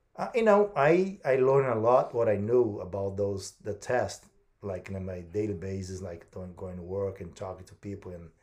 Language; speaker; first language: English; non-native, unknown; Portuguese